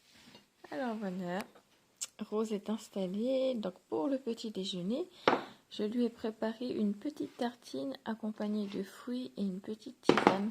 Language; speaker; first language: French; native; French